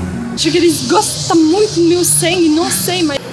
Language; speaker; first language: Portuguese; non-native, fluent; French